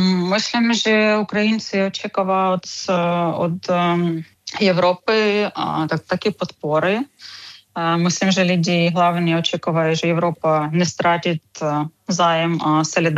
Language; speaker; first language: Czech; non-native, fluent; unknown